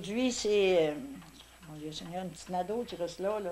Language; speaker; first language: French; native; French